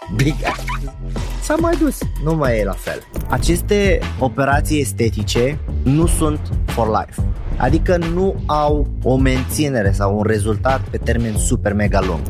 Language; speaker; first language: Romanian; non-native, fluent; Arabic